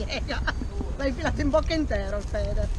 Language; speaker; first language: Italian; native; Italian